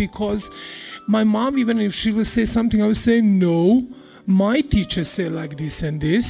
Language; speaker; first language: English; non-native, fluent; Serbian